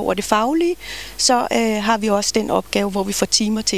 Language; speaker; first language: Danish; native; Danish